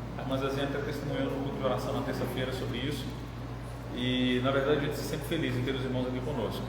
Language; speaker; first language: Portuguese; native; Portuguese